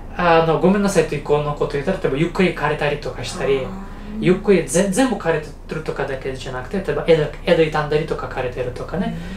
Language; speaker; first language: Japanese; non-native, fluent; Russian